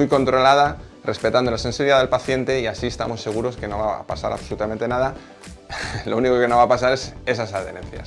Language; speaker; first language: Spanish; native; Spanish